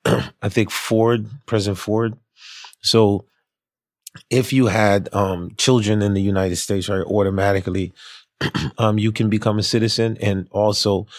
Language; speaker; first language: English; early bilingual, other home language; Haitian Creole